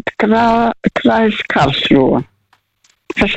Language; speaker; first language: German; non-native, fluent; Russian